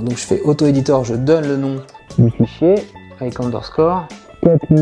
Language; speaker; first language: French; native; French